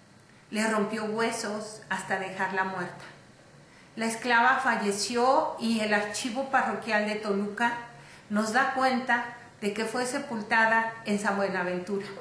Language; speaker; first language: Spanish; native; Spanish